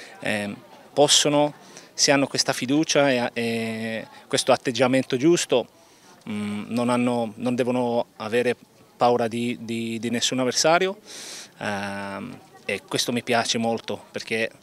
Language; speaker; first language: Italian; non-native, fluent; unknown